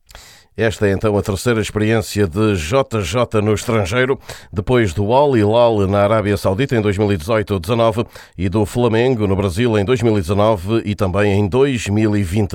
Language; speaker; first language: Portuguese; native; Portuguese